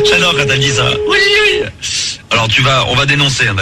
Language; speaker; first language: French; native; French